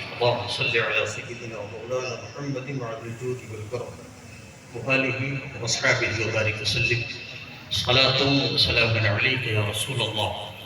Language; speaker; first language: Urdu; native; Urdu